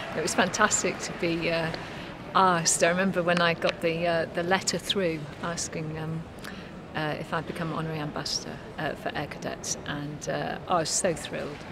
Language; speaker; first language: English; native; English